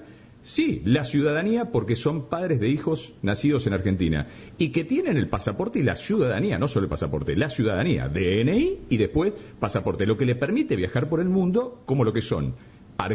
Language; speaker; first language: Spanish; native; Spanish